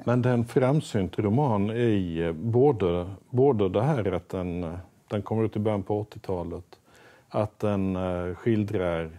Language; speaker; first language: Swedish; native; Swedish